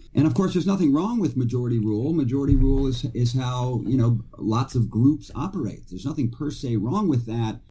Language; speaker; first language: English; native; English